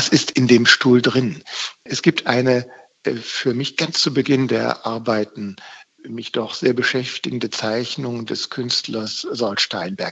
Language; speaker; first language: German; native; German